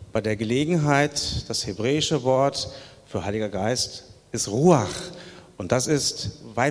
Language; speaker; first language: German; native; German